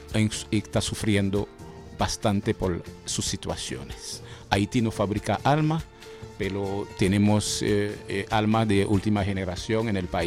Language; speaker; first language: Spanish; non-native, fluent; Haitian Creole